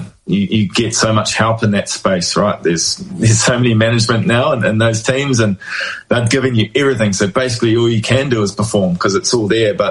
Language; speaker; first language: English; native; English